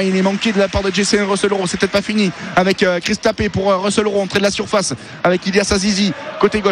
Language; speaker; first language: French; native; French